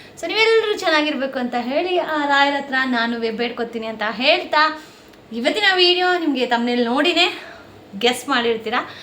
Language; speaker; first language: Kannada; non-native, local second language; Telugu